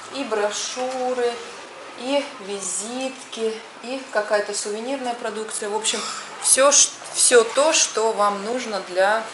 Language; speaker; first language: Russian; native; Russian